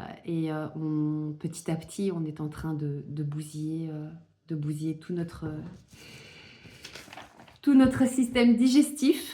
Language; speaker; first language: French; native; French